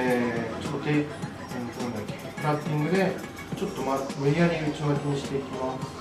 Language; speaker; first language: Japanese; native; Japanese